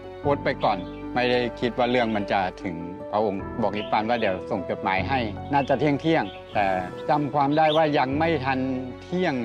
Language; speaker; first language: Thai; native; Thai